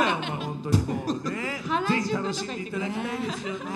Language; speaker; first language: Japanese; native; Japanese